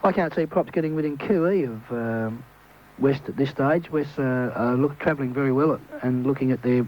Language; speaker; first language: English; native; English